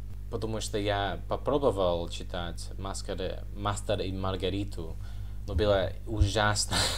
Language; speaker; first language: Russian; non-native, fluent; English